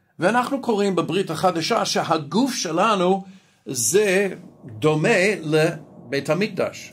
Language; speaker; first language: Hebrew; non-native, fluent; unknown